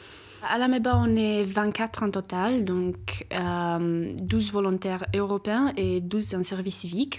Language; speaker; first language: French; non-native, fluent; Romanian